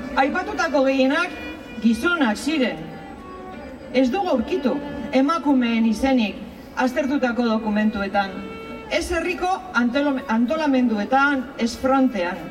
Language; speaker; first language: Basque; native; Basque